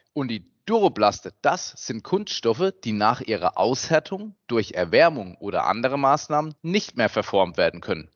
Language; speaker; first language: German; native; German